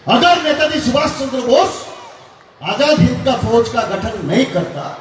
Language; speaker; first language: Hindi; non-native, local second language; Bangla